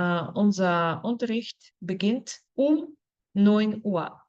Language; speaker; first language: German; non-native, fluent; Spanish